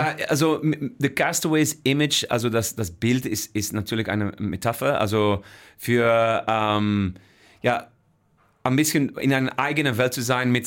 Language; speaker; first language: German; non-native, fluent; Dutch